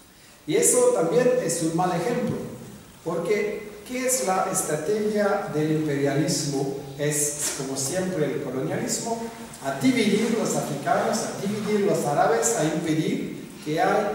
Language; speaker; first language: Spanish; non-native, fluent; French